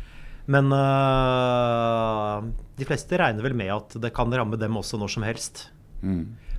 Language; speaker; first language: Norwegian; native; Norwegian